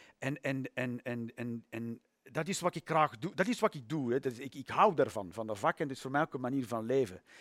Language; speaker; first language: Dutch; native; Dutch